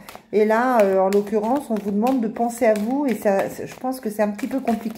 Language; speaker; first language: French; native; French